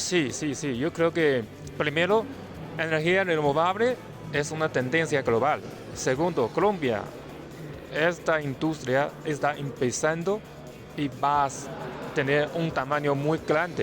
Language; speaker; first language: Spanish; non-native, fluent; Chinese